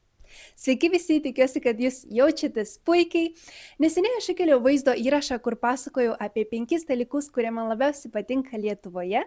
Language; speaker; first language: Lithuanian; early bilingual, other home language; Spanish